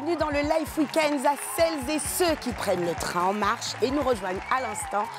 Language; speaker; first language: French; native; French